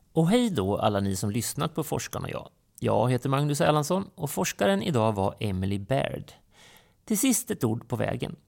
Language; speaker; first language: Swedish; native; Swedish